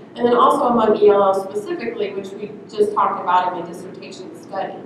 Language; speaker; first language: English; native; English